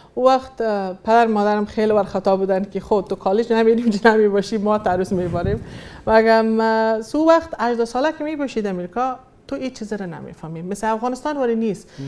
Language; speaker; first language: Persian; early bilingual, heritage; Persian